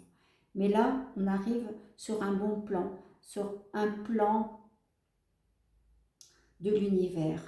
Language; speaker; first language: French; native; French